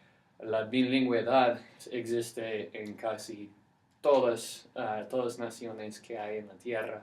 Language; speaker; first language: Spanish; non-native, fluent; English